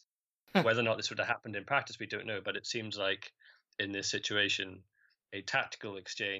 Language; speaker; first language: English; native; English